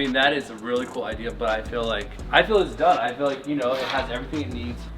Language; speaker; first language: English; native; English